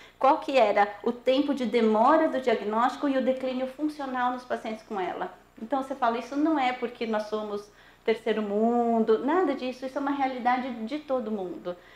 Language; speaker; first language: Portuguese; native; Portuguese